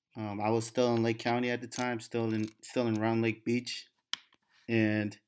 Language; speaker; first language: English; native; English